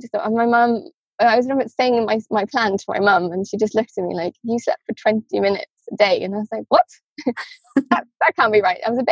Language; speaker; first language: English; native; English